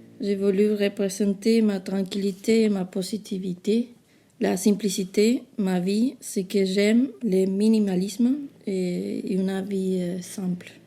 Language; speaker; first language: French; non-native, fluent; Spanish